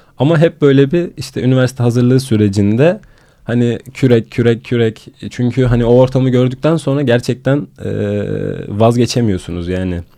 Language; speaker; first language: Turkish; native; Turkish